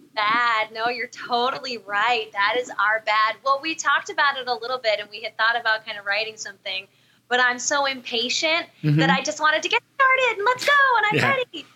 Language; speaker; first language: English; native; English